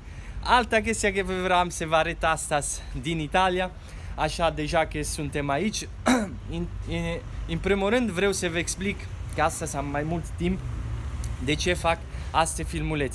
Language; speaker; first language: Romanian; non-native, learner; Italian